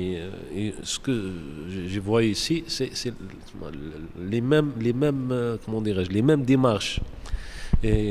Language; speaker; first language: French; non-native, local second language; Arabic